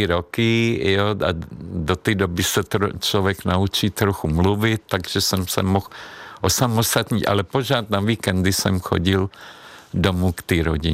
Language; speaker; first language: Czech; non-native, fluent; Hungarian